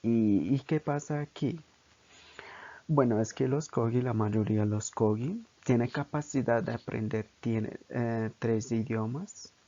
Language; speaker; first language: Spanish; non-native, local second language; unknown